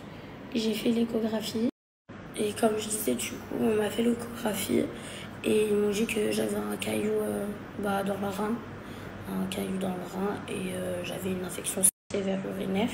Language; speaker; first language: French; native; French